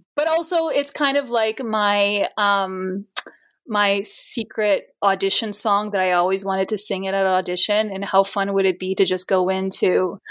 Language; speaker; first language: English; non-native, fluent; Portuguese